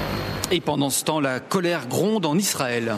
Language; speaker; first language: French; native; French